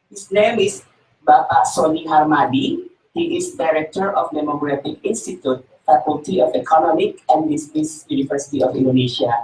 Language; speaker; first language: English; non-native, learner; Indonesian